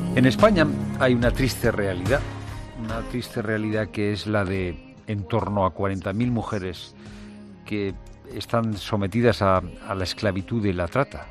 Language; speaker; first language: Spanish; native; Spanish